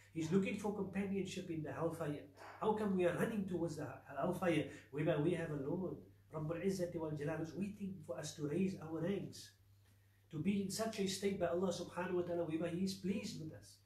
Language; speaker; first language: English; native; English